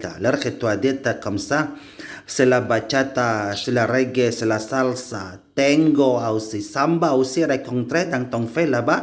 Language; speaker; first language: French; non-native, learner; Indonesian